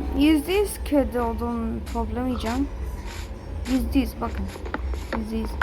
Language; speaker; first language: Turkish; early bilingual, other home language; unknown